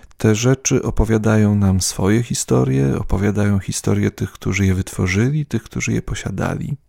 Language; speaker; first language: Polish; native; Polish